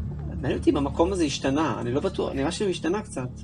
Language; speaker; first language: Hebrew; native; Hebrew